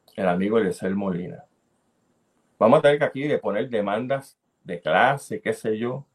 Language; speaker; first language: Spanish; native; Spanish